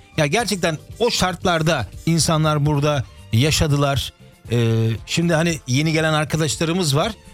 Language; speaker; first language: Turkish; early bilingual, heritage; Turkish